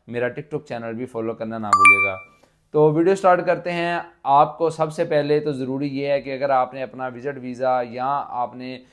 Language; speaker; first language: Urdu; non-native, local second language; Punjabi